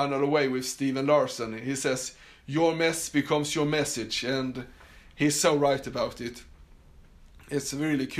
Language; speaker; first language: English; non-native, fluent; Swedish